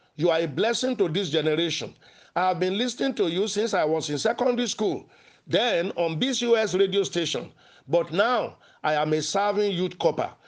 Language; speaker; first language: English; non-native, local second language; Yoruba